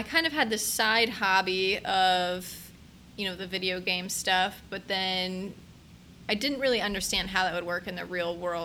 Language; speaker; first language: English; native; English